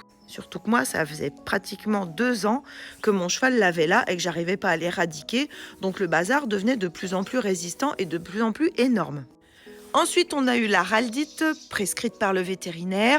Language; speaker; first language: French; native; French